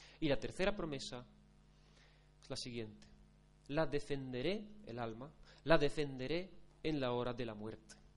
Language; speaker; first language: Spanish; non-native, fluent; Polish